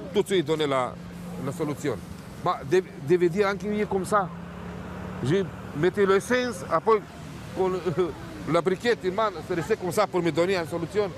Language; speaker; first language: French; non-native, learner; Romanian